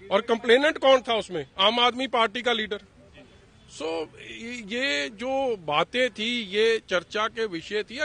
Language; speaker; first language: Hindi; non-native, local second language; Punjabi